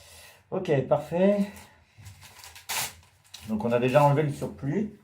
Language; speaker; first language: French; native; French